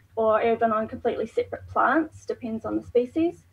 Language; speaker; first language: English; native; English